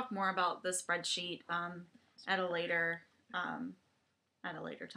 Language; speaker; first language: English; native; English